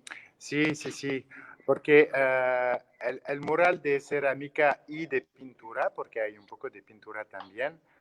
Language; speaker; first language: Spanish; non-native, learner; French